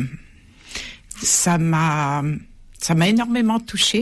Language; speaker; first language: French; native; French